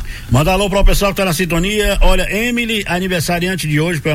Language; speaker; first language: Portuguese; native; Portuguese